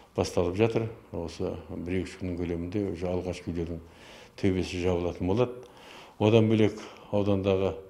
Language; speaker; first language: Kazakh; native; Kazakh